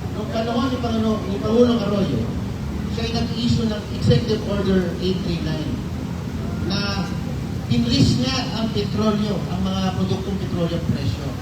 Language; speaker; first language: Filipino; native; Filipino